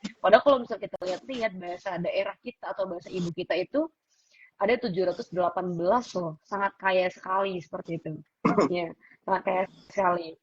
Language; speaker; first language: Indonesian; native; Indonesian